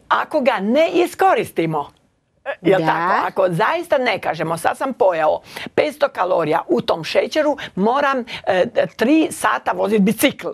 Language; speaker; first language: Croatian; native; Croatian